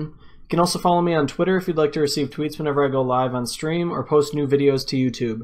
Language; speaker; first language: English; native; English